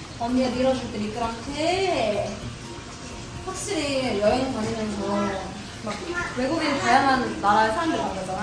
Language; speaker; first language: Korean; native; Korean